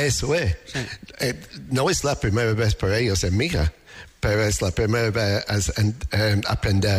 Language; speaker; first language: Spanish; non-native, learner; English